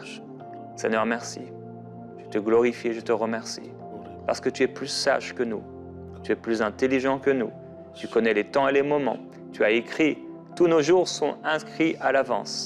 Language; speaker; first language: French; native; French